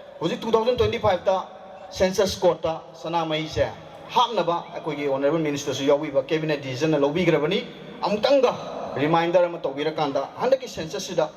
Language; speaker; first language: Manipuri; non-native, local second language; Rongmei Naga